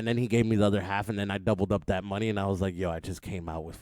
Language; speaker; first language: English; native; English